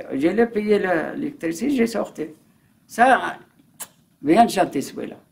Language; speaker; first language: French; non-native, learner; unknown